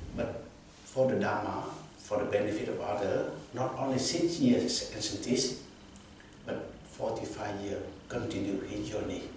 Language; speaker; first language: English; non-native, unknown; Vietnamese